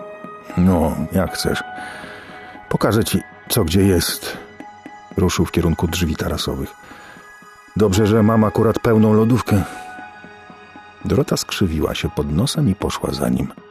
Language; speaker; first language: Polish; native; Polish